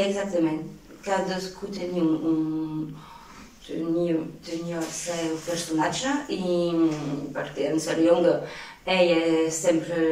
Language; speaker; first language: Catalan; non-native, local second language; French